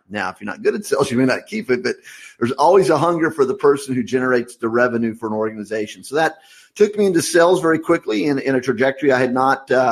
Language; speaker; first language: English; native; English